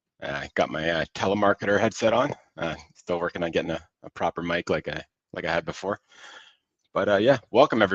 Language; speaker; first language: English; native; English